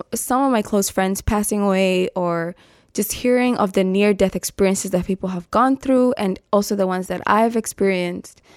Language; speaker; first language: English; non-native, local second language; Meru